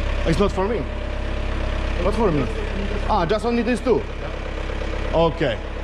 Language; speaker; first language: English; non-native, learner; Polish